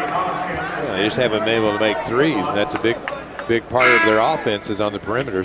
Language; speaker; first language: English; native; English